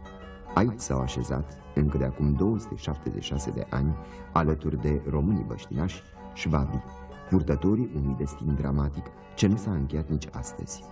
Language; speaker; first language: Romanian; native; Romanian